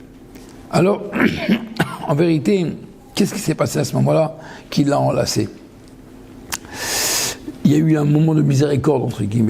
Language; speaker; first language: French; native; French